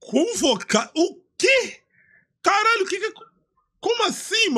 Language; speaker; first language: Portuguese; native; Portuguese